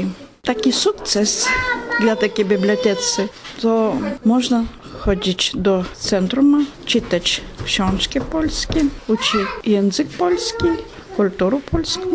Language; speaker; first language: Polish; early bilingual, heritage; Russian